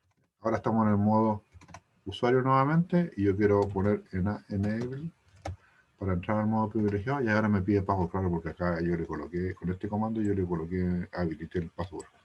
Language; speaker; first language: Spanish; native; Spanish